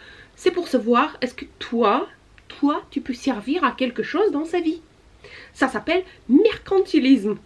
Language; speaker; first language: French; non-native, fluent; Russian